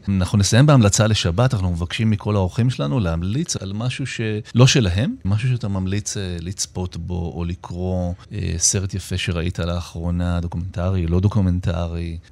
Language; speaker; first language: Hebrew; native; Hebrew